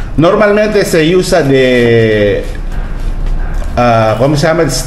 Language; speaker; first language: Spanish; non-native, learner; Filipino